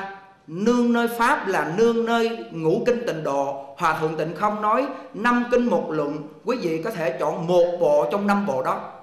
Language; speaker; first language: Vietnamese; native; Vietnamese